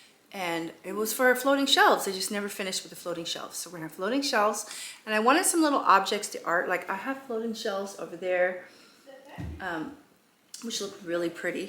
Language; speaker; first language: English; native; English